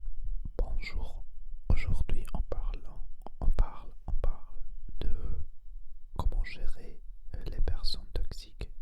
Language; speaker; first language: French; non-native, learner; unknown